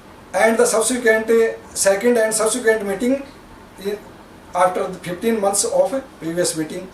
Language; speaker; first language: English; non-native, local second language; Hindi